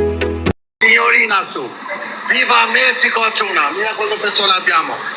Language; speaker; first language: Italian; non-native, learner; Albanian